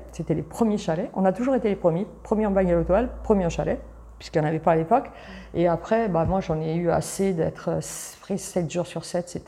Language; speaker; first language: French; early bilingual, other home language; Italian